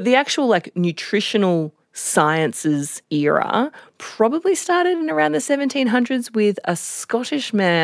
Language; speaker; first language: English; native; English